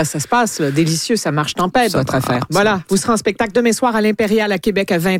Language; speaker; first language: French; native; French